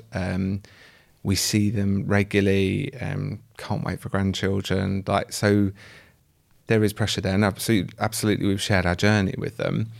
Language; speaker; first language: English; native; English